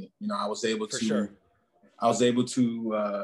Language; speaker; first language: English; native; English